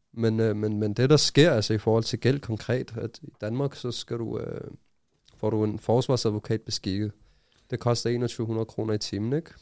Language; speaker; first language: Danish; early bilingual, other home language; Arabic